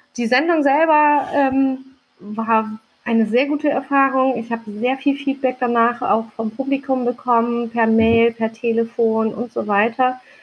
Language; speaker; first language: German; early bilingual, other home language; Turkish